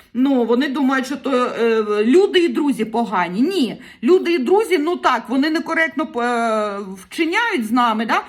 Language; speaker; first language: Ukrainian; non-native, local second language; Russian